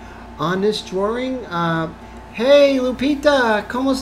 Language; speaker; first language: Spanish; non-native, learner; English